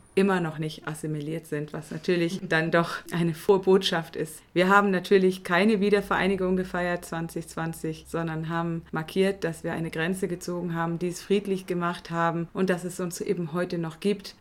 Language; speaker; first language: German; non-native, fluent; Danish